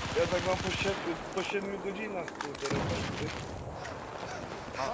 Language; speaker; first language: Polish; native; Polish